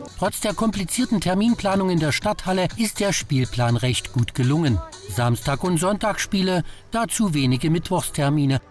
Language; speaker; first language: German; native; German